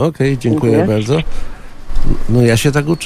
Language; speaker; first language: Polish; native; Polish